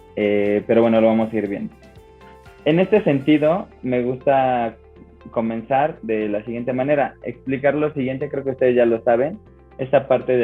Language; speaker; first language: Spanish; native; Spanish